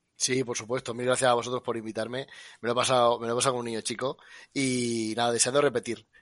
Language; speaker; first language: Spanish; native; Spanish